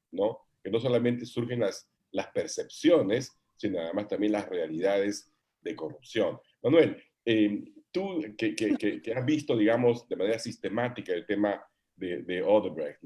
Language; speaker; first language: Spanish; native; Spanish